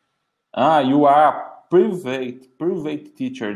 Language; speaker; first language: English; non-native, learner; Portuguese